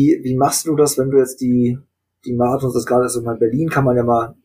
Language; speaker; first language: German; native; German